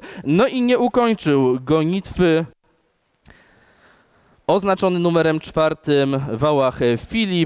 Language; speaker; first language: Polish; native; Polish